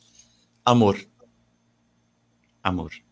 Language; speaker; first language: Spanish; non-native, learner; Portuguese